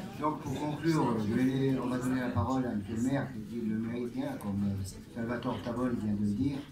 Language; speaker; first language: French; early bilingual, other home language; Italian